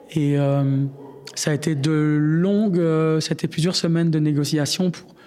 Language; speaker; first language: French; native; French